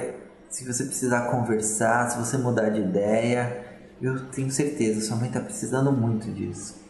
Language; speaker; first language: Portuguese; native; Portuguese